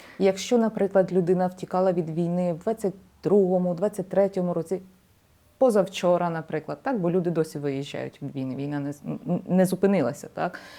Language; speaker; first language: Ukrainian; native; Ukrainian